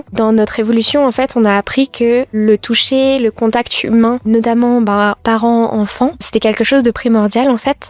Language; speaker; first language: French; native; French